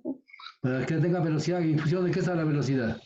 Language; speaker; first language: Spanish; native; Spanish